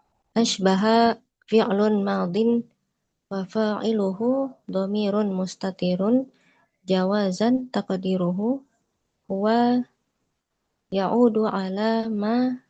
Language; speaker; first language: Arabic; non-native, learner; Indonesian